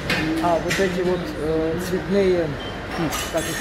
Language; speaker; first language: Russian; native; Russian